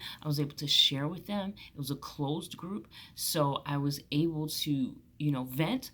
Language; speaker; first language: English; native; English